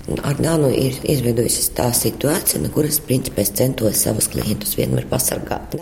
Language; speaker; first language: Latvian; non-native, local second language; Russian